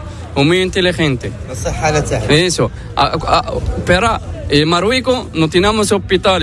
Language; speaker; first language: Spanish; non-native, learner; Arabic